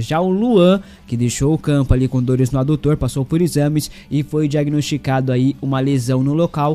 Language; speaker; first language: Portuguese; native; Portuguese